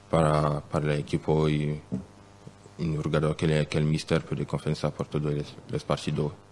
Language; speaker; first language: Spanish; non-native, learner; French